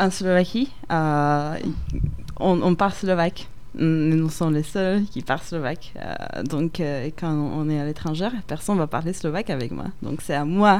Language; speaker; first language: French; non-native, fluent; Slovak